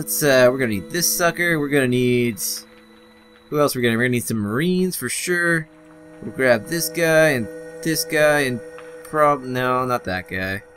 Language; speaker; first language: English; native; English